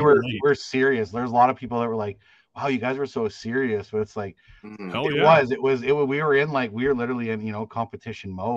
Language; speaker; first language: English; native; English